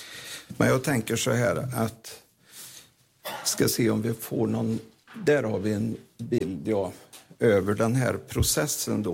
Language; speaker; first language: Swedish; native; Swedish